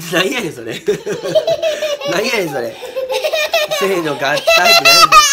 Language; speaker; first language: Japanese; native; Japanese